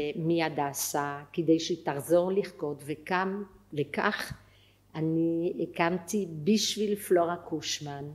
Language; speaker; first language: Hebrew; non-native, fluent; French